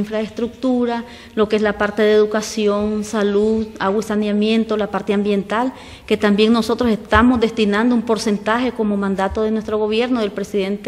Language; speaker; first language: Spanish; native; Spanish